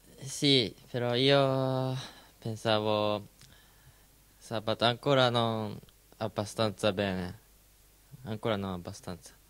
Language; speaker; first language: Italian; non-native, learner; Japanese